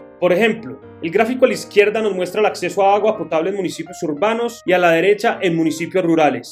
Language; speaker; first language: Spanish; native; Spanish